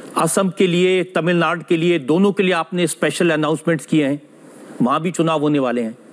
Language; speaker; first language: Hindi; native; Hindi